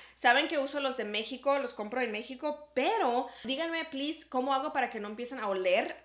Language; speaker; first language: Spanish; early bilingual, heritage; Spanish